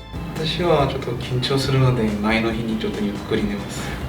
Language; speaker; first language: Japanese; non-native, fluent; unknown